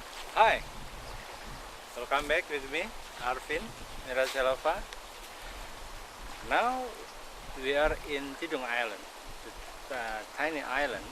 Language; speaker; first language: English; non-native, local second language; Indonesian